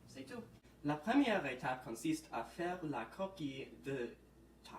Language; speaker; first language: French; non-native, learner; English